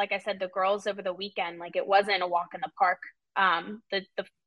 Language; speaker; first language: English; native; English